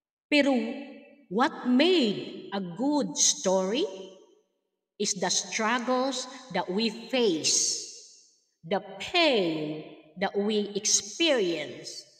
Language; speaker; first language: English; non-native, local second language; Filipino